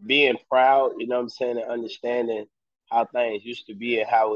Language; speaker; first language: English; native; English